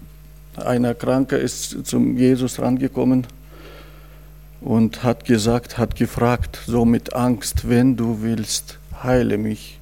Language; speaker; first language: German; non-native, fluent; Russian